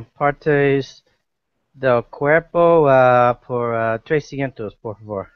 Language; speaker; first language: Spanish; non-native, learner; English